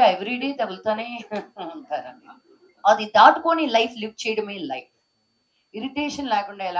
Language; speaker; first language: Telugu; native; Telugu